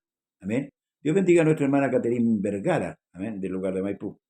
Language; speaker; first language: Spanish; native; Spanish